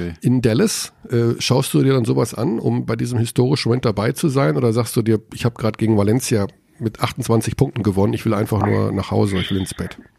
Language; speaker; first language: German; native; German